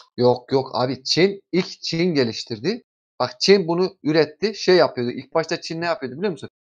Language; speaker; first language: Turkish; native; Turkish